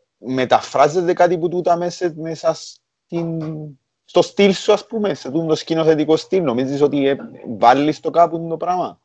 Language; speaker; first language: Greek; native; Greek